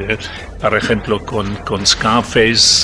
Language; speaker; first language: Spanish; non-native, learner; Italian